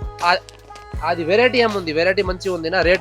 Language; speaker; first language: Telugu; non-native, local second language; Urdu